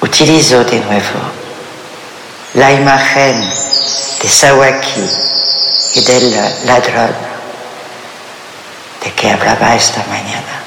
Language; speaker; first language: Spanish; non-native, fluent; French